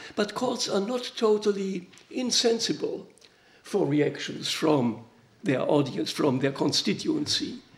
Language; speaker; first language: English; non-native, fluent; German